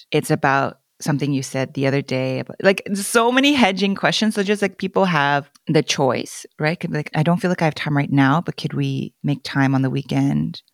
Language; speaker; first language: English; non-native, fluent; Korean